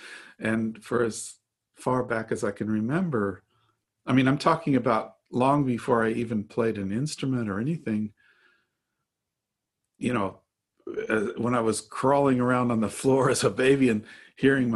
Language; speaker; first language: English; native; English